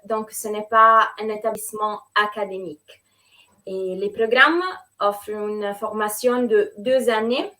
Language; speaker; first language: French; non-native, fluent; Italian